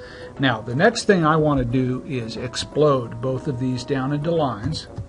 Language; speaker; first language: English; native; English